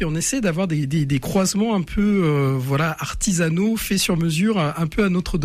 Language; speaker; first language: French; native; French